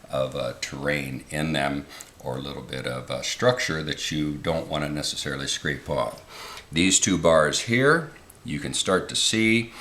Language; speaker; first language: English; native; English